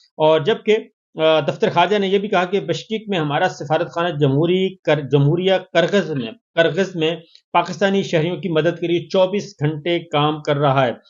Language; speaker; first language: Urdu; native; Urdu